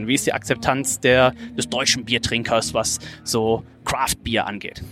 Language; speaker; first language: German; native; German